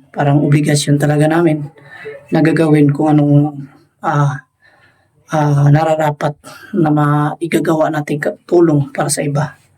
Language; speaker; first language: Filipino; non-native, local second language; Cebuano